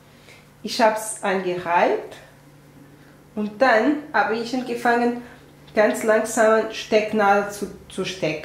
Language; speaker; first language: German; non-native, fluent; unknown